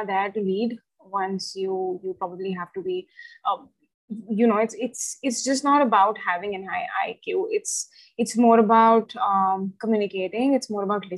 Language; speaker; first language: English; non-native, local second language; Hindi